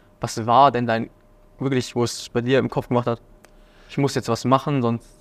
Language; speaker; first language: German; early bilingual, other home language; Vietnamese